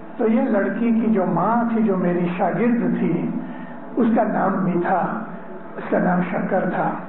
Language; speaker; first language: Urdu; non-native, local second language; Punjabi